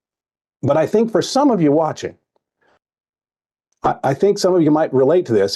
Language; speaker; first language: English; native; English